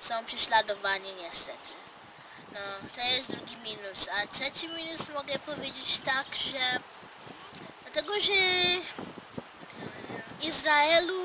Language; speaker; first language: Polish; non-native, fluent; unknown